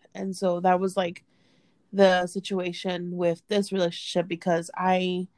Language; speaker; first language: English; early bilingual, other home language; Spanish